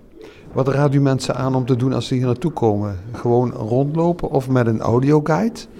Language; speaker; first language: Dutch; native; Dutch